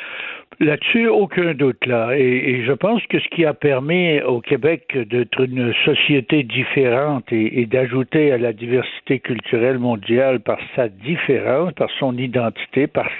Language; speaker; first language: French; native; French